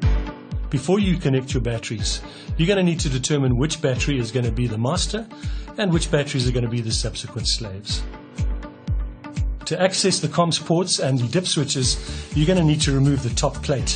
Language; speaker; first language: English; native; English